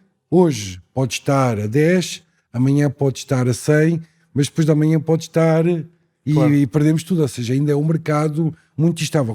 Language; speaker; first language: Portuguese; native; Portuguese